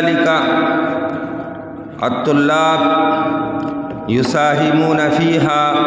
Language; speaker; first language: Arabic; non-native, fluent; Urdu